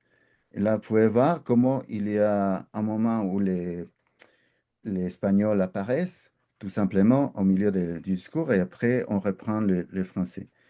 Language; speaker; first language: French; non-native, fluent; Spanish